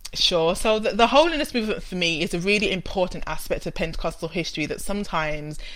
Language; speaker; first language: English; native; English